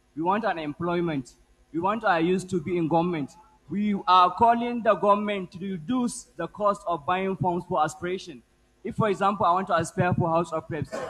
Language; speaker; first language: English; non-native, local second language; Hausa